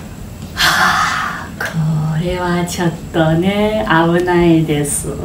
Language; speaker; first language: Japanese; non-native, learner; Chinese